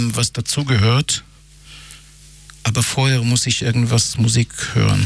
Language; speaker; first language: German; non-native, fluent; Hebrew